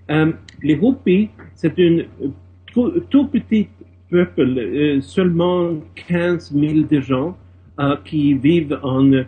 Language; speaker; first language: French; non-native, fluent; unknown